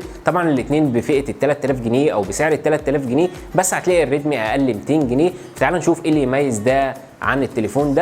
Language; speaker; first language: Arabic; native; Arabic